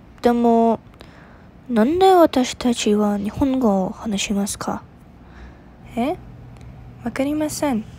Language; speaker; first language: Japanese; non-native, learner; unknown